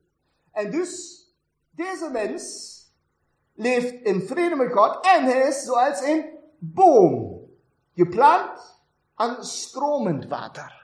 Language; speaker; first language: German; non-native, learner; Dutch